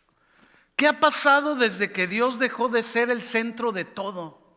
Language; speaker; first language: Spanish; native; Spanish